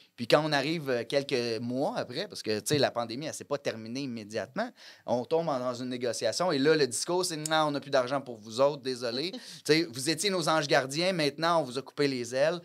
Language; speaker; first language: French; native; French